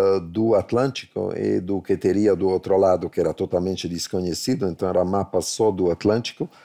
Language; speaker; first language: Portuguese; non-native, fluent; Italian